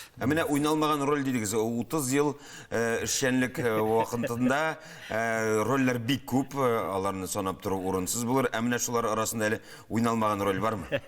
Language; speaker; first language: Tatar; native; Tatar